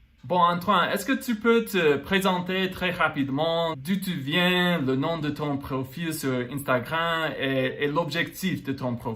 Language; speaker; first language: French; non-native, fluent; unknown